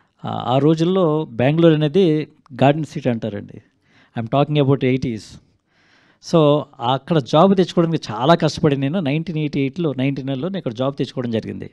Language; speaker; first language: Telugu; native; Telugu